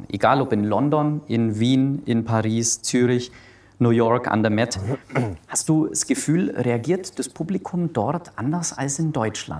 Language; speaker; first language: German; native; German